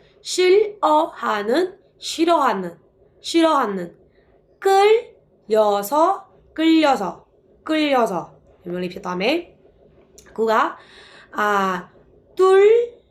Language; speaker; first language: Korean; non-native, fluent; Burmese